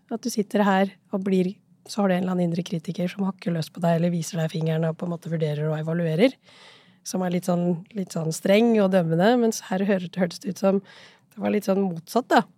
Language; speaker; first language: Norwegian; early bilingual, other home language; Urdu